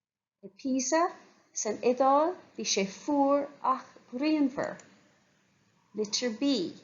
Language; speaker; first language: Irish; non-native, fluent; English